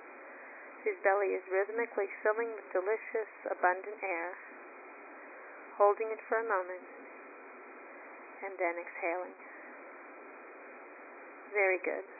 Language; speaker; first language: English; native; English